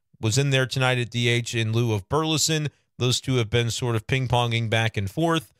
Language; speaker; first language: English; native; English